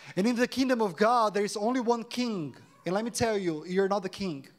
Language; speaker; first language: English; non-native, fluent; Portuguese